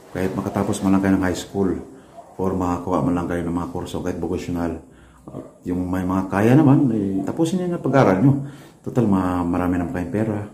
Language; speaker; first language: Filipino; non-native, local second language; Waray